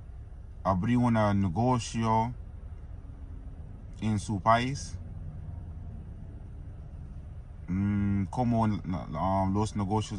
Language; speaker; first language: Spanish; non-native, learner; English